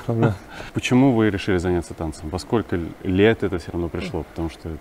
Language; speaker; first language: Russian; native; Russian